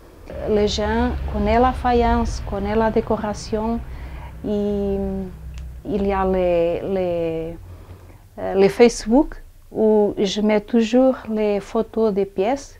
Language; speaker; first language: French; non-native, fluent; Portuguese